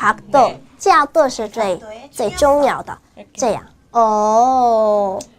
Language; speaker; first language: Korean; non-native, fluent; Chinese